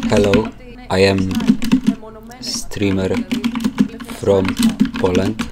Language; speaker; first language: English; non-native, learner; Polish